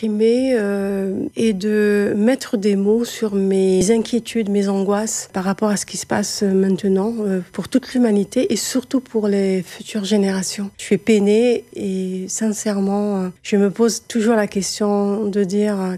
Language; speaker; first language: French; non-native, local second language; Arabic